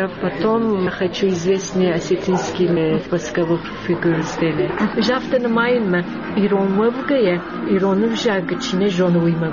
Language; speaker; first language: Russian; non-native, learner; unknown